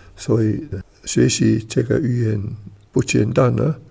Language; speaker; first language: Chinese; non-native, learner; Italian